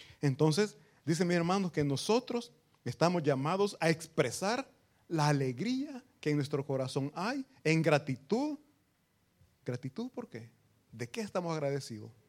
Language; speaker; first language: Spanish; native; Spanish